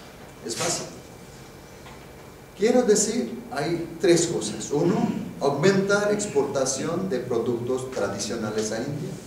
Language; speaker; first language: Spanish; non-native, fluent; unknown